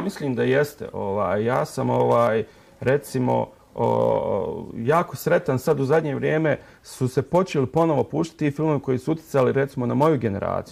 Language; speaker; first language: Serbian; native; Serbian